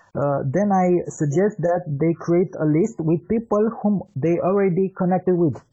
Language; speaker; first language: English; non-native, fluent; Romanian